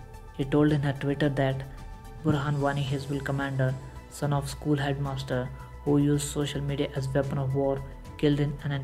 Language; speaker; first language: English; non-native, local second language; Telugu